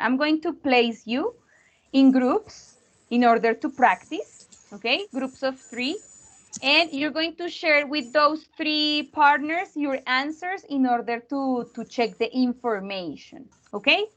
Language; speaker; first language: English; non-native, fluent; Spanish